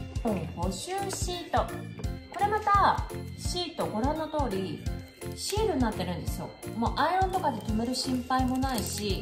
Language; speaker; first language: Japanese; native; Japanese